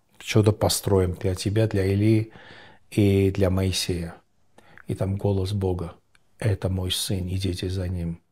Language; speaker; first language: Russian; non-native, local second language; Georgian